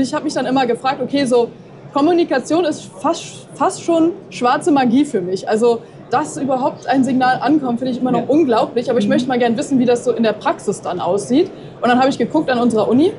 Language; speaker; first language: German; native; German